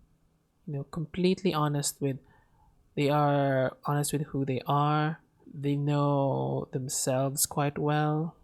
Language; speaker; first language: English; non-native, local second language; Filipino